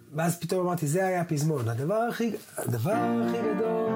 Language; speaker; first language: Hebrew; native; Hebrew